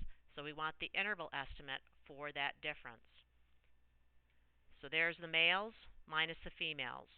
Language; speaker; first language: English; native; English